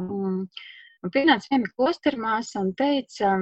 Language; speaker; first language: Latvian; native; Latvian